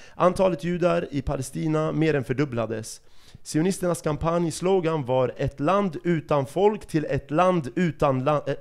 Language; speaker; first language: Swedish; early bilingual, other home language; Arabic